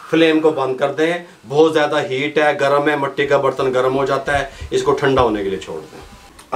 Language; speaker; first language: Hindi; non-native, local second language; Punjabi